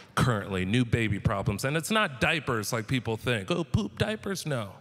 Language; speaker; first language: English; native; English